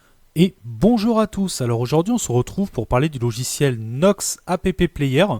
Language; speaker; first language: French; native; French